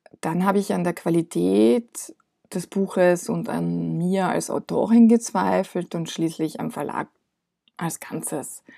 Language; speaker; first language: German; non-native, fluent; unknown